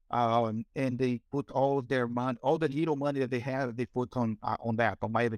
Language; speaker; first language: English; non-native, fluent; Portuguese